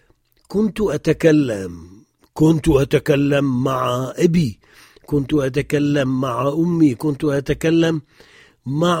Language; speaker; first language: Arabic; non-native, fluent; French